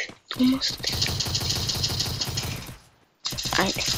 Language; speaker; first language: Bulgarian; native; Bulgarian